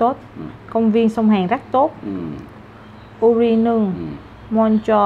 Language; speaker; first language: Vietnamese; non-native, learner; Korean